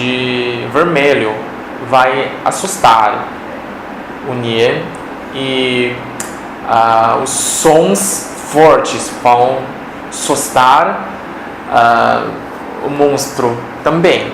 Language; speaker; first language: Portuguese; non-native, fluent; Chinese